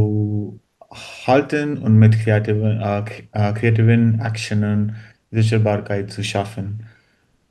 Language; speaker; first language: German; non-native, learner; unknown